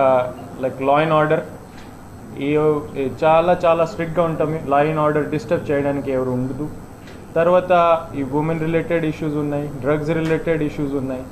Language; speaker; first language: Telugu; non-native, learner; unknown